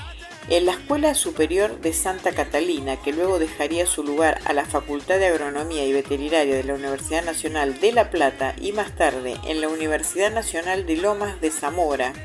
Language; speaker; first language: Spanish; native; Spanish